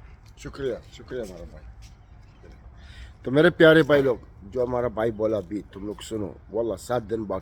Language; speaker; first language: Hindi; non-native, learner; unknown